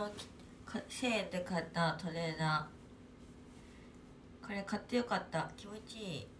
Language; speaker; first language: Japanese; native; Japanese